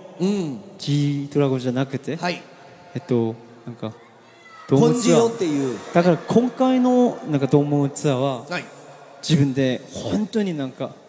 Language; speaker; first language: Japanese; non-native, learner; Korean